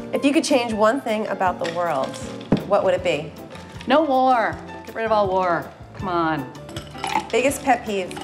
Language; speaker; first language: English; native; English